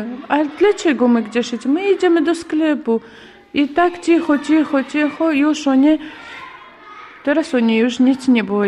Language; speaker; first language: Polish; non-native, learner; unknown